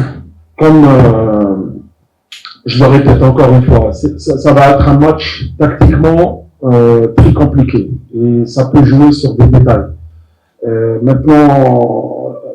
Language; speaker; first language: French; non-native, local second language; Arabic